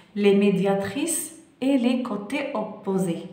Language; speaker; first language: French; non-native, local second language; Arabic